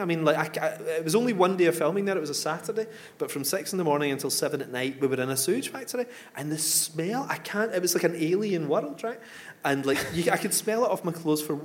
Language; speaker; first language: English; native; English